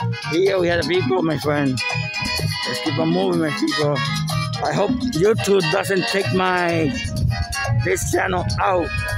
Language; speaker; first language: English; non-native, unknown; Spanish